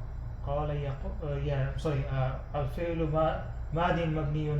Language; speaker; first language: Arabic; non-native, learner; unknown